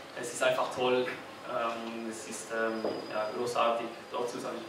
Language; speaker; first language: German; non-native, fluent; Catalan